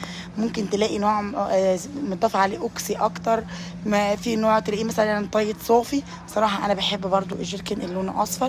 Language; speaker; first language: Arabic; native; Arabic